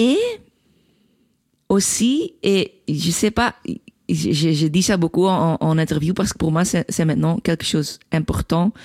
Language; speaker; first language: French; non-native, local second language; Dutch